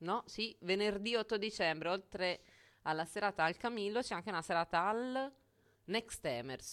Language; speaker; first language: Italian; native; Italian